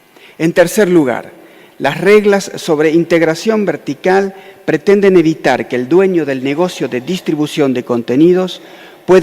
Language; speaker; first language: Spanish; native; Spanish